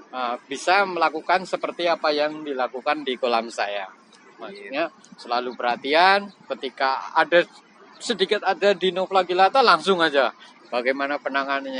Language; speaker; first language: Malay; non-native, local second language; Javanese